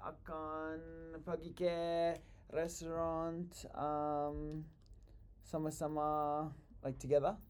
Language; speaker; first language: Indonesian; non-native, learner; English